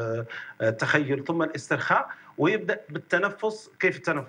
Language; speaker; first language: Arabic; native; Arabic